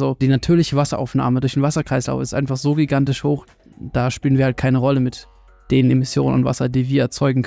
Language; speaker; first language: German; native; German